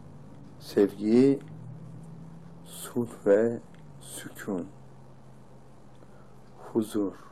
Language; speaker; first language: Turkish; native; Turkish